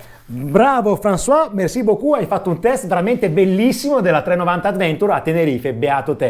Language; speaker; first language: Italian; native; Italian